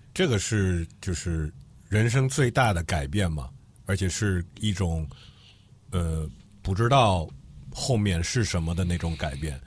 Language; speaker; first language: Chinese; non-native, fluent; English